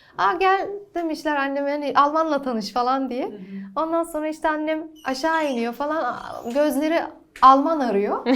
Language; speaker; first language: Turkish; early bilingual, heritage; Turkish